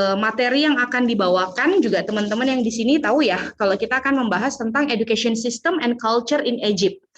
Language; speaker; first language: Indonesian; native; Indonesian